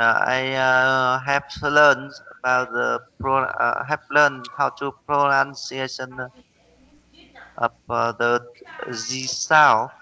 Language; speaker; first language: English; non-native, learner; Vietnamese